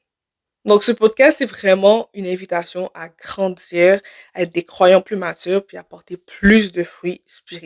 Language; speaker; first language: French; native; French